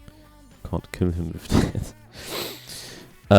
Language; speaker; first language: English; non-native, fluent; German